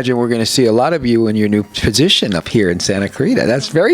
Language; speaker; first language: English; native; English